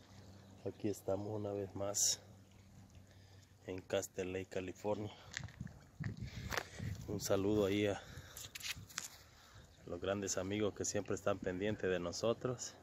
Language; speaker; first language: Spanish; native; Spanish